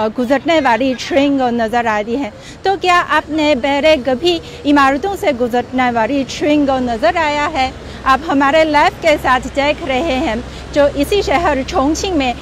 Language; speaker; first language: Urdu; non-native, fluent; Chinese